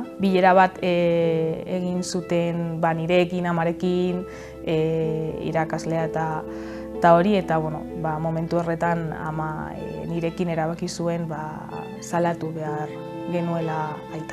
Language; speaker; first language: Basque; non-native, local second language; Spanish